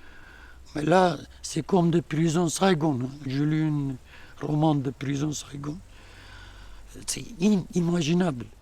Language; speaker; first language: French; non-native, learner; Kurdish